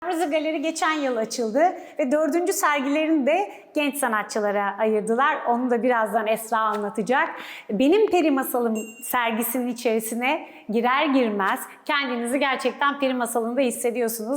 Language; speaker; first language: Turkish; native; Turkish